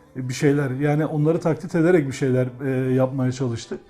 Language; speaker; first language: Turkish; native; Turkish